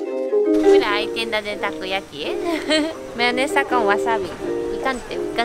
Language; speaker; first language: Spanish; non-native, learner; Japanese